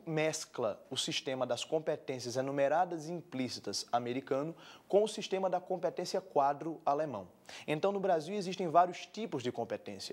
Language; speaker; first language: Portuguese; native; Portuguese